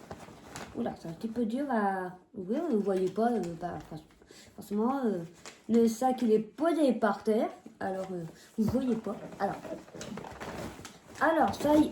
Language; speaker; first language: French; native; French